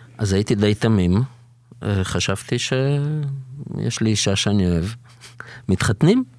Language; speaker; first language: Hebrew; early bilingual, other home language; Russian